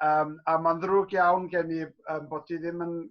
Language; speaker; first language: Welsh; native; Welsh